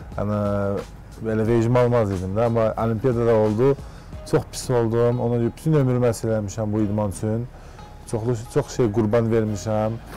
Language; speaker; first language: Azerbaijani; early bilingual, heritage; Azerbaijani